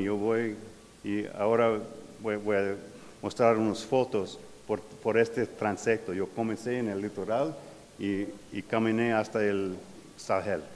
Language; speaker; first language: Spanish; non-native, learner; English